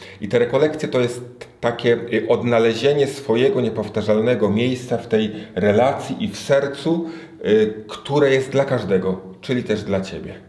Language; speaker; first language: Polish; native; Polish